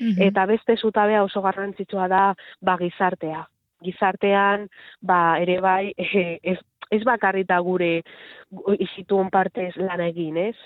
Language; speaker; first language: Basque; non-native, local second language; Spanish